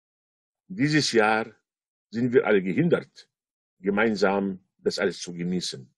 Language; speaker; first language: German; non-native, fluent; Arabic